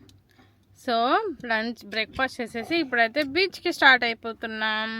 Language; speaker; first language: Telugu; native; Telugu